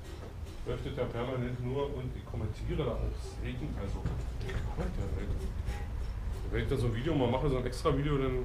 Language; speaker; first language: German; native; German